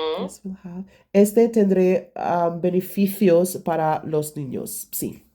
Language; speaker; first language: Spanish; non-native, learner; English